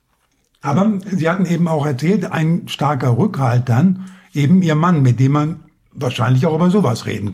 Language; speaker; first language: German; native; German